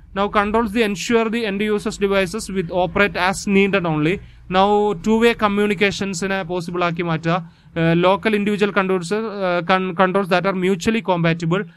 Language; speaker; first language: English; non-native, local second language; Malayalam